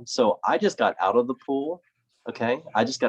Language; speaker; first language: English; native; English